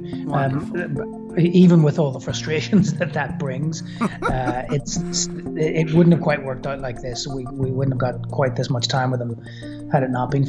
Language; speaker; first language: English; native; English